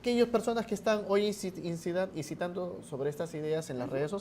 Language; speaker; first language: Spanish; native; Spanish